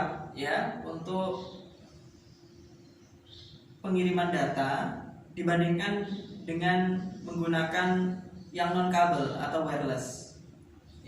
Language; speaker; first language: Indonesian; native; Indonesian